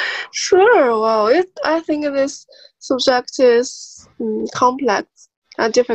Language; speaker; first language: English; non-native, learner; Chinese